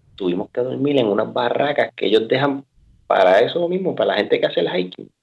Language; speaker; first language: Spanish; native; Spanish